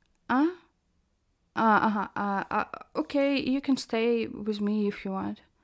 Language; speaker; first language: English; non-native, learner; Russian